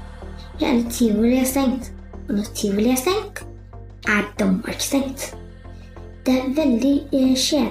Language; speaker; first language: Norwegian; early bilingual, heritage; Norwegian